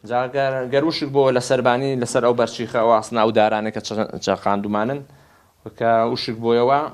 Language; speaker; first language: Central Kurdish; native; Central Kurdish